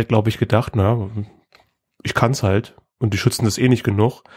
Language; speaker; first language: German; native; German